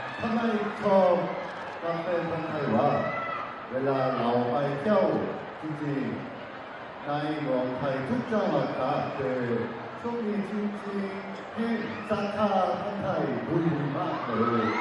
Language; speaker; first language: Thai; non-native, learner; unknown